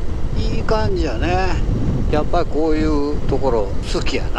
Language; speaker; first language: Japanese; native; Japanese